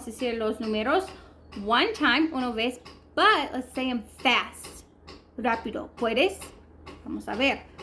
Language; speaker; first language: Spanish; non-native, learner; English